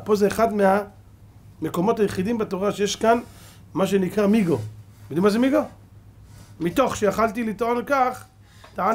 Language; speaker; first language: Hebrew; native; Hebrew